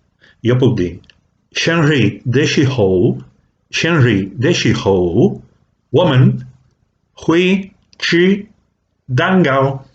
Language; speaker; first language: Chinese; non-native, fluent; Catalan